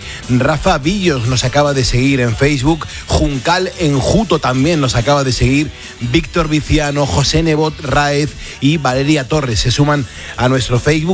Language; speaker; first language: Spanish; native; Spanish